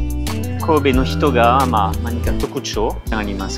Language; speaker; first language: Japanese; non-native, fluent; French